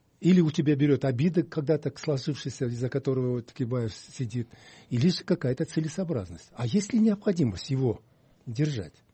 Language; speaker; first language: Russian; non-native, local second language; Kyrgyz